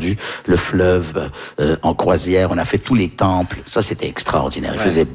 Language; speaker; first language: French; early bilingual, heritage; French